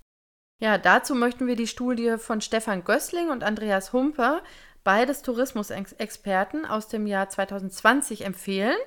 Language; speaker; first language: German; native; German